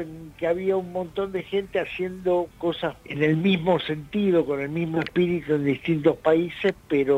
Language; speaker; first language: Spanish; native; Spanish